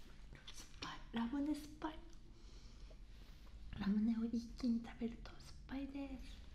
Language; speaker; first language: Japanese; native; Japanese